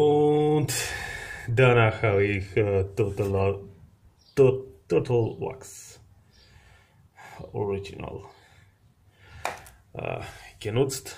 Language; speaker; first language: German; non-native, fluent; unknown